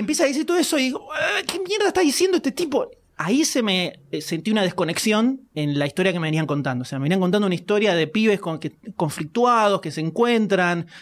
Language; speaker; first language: Spanish; native; Spanish